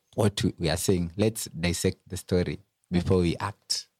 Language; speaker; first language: English; non-native, local second language; Luo (Kenya and Tanzania)